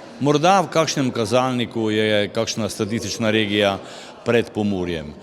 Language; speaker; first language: Slovenian; native; Slovenian